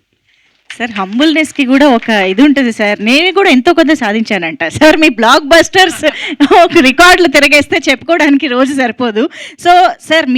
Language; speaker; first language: Telugu; native; Telugu